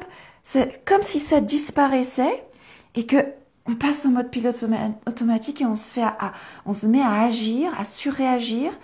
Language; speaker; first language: French; native; French